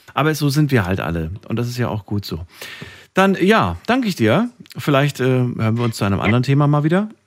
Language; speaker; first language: German; native; German